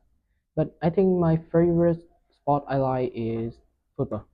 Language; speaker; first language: English; non-native, learner; Vietnamese